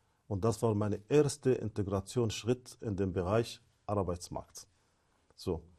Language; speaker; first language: German; non-native, fluent; Arabic